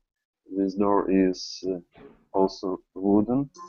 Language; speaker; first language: English; non-native, learner; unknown